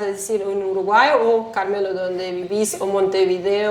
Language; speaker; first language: Spanish; non-native, fluent; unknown